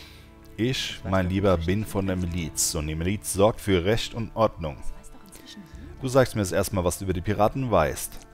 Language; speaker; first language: German; native; German